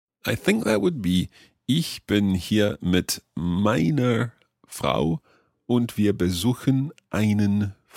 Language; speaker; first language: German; non-native, learner; English